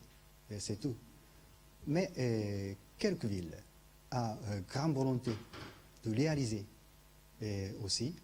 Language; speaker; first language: French; non-native, learner; Japanese